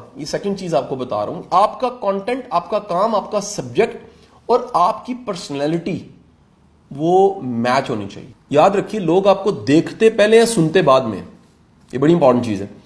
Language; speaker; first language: Urdu; non-native, local second language; Punjabi